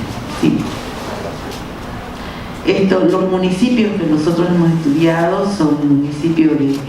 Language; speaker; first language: Spanish; native; Spanish